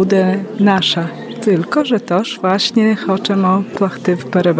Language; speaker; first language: Polish; non-native, local second language; Ukrainian